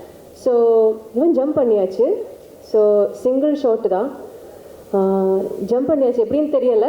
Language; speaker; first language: Tamil; non-native, learner; Malayalam